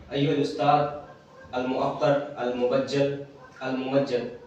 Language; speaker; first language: Arabic; non-native, fluent; Urdu